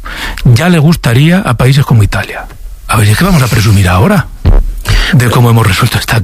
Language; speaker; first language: Spanish; native; Spanish